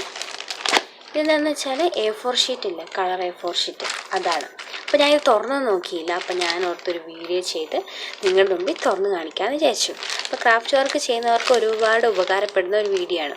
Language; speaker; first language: Malayalam; native; Malayalam